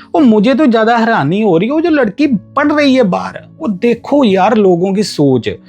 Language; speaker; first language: Hindi; non-native, local second language; Punjabi